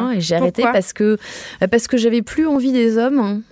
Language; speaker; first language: French; native; French